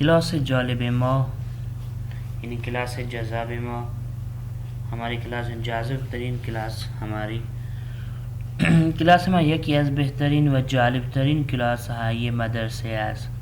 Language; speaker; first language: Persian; non-native, fluent; Urdu